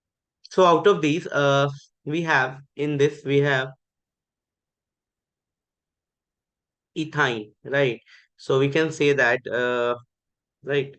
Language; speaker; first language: English; non-native, local second language; Hindi